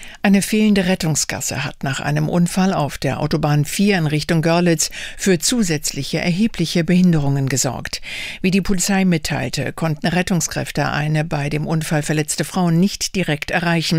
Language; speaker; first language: German; native; German